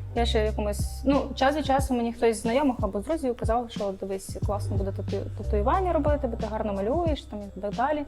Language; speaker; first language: Ukrainian; non-native, local second language; Romanian